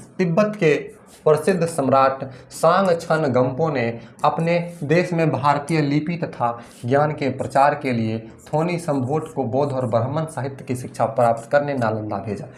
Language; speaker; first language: Hindi; native; Hindi